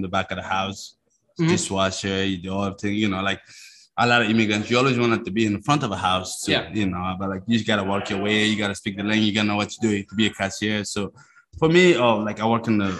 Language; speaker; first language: English; non-native, fluent; Mossi